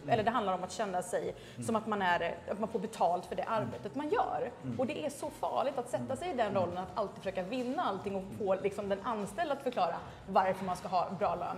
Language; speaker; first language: Swedish; native; Swedish